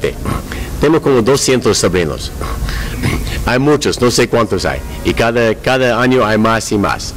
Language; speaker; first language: Spanish; non-native, learner; English